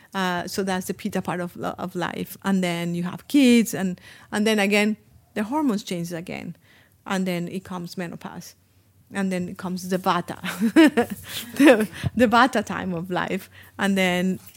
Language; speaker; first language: English; non-native, fluent; Spanish